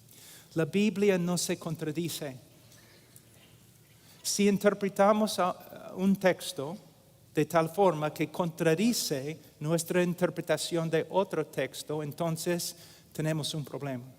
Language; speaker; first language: Spanish; non-native, fluent; English